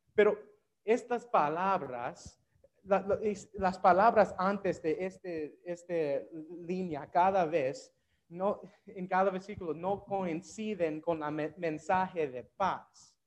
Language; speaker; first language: Spanish; non-native, learner; English